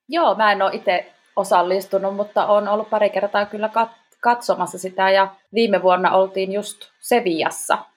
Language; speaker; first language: Finnish; native; Finnish